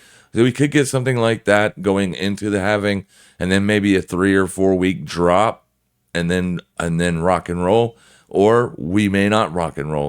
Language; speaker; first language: English; native; English